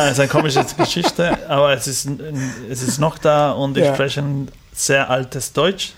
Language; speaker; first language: German; non-native, learner; Spanish